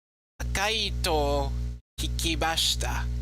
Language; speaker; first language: Japanese; non-native, learner; English